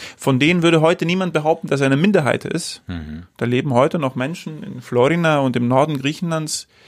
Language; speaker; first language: German; non-native, fluent; Greek